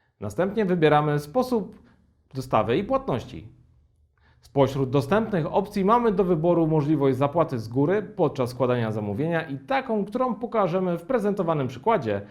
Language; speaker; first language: Polish; native; Polish